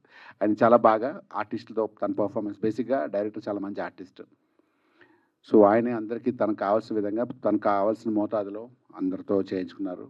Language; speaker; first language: Telugu; native; Telugu